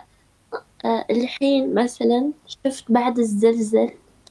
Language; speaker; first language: Arabic; non-native, learner; Turkish